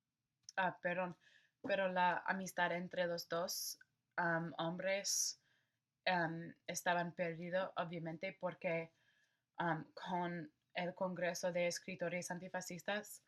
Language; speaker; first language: Spanish; non-native, learner; English